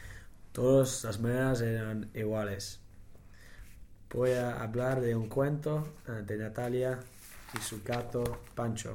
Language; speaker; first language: Spanish; non-native, learner; English